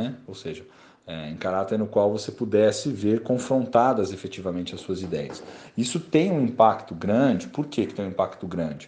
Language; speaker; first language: Portuguese; native; Portuguese